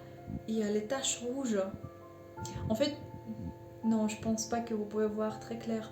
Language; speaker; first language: French; non-native, learner; Russian